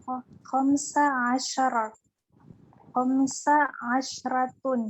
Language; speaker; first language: Arabic; non-native, learner; Indonesian